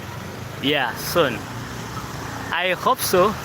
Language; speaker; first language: English; non-native, learner; Indonesian